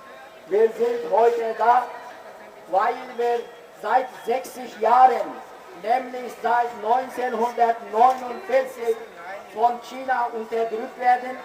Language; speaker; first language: German; non-native, fluent; Uyghur